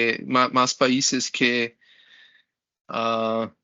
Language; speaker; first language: Spanish; non-native, learner; German